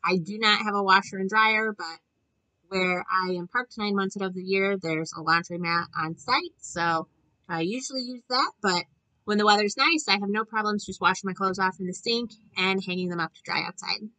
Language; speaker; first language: English; native; English